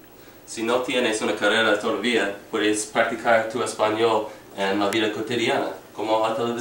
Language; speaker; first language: Spanish; non-native, learner; English